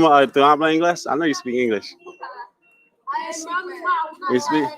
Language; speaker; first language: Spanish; non-native, learner; English